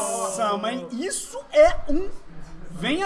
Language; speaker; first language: Portuguese; native; Portuguese